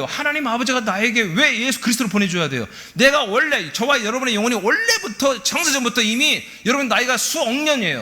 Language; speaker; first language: Korean; native; Korean